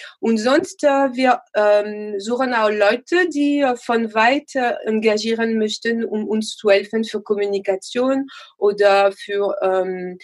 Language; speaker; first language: German; non-native, learner; French